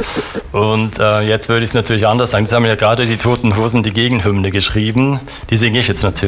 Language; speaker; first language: German; native; German